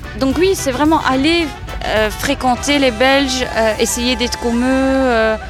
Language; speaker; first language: French; early bilingual, other home language; Armenian